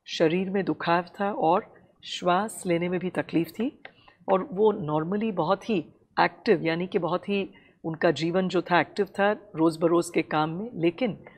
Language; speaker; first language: Hindi; non-native, local second language; Tamil